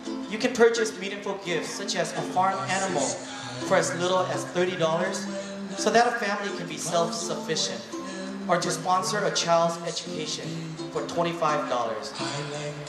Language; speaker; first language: English; early bilingual, other home language; Vietnamese